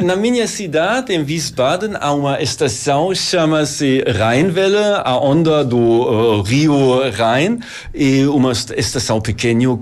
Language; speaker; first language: Portuguese; non-native, learner; German